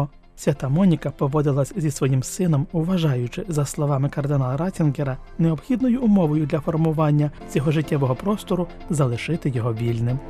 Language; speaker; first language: Ukrainian; native; Ukrainian